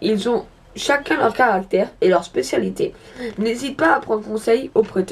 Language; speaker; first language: French; native; French